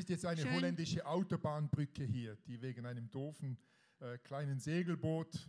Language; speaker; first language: German; native; German